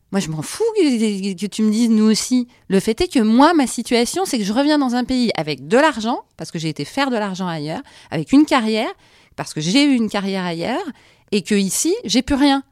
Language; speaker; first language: French; native; French